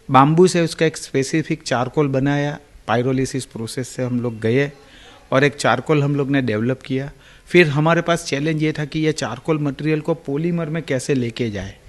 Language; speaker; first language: Hindi; non-native, local second language; Gujarati